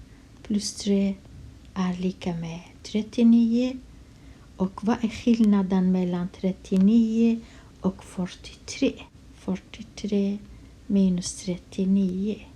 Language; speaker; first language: Swedish; non-native, fluent; Kurdish